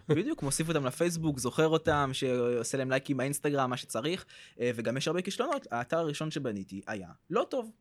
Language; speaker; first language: Hebrew; early bilingual, other home language; French